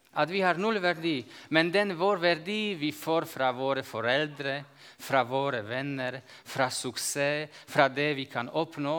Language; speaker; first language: Norwegian; non-native, fluent; Slovak